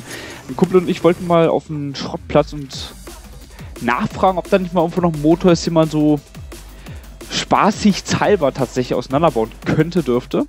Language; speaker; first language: German; native; German